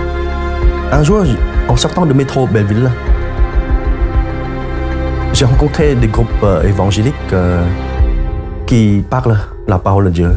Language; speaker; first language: French; non-native, fluent; Khmer